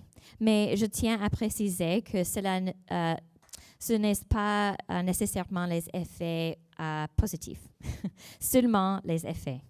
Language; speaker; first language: French; non-native, learner; English